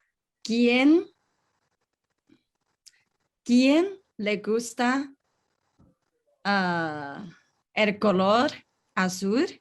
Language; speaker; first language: Spanish; non-native, learner; English